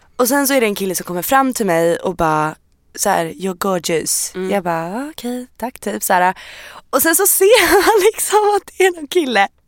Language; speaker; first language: Swedish; native; Swedish